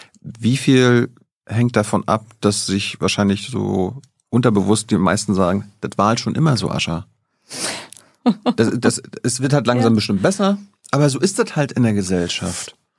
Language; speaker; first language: German; native; German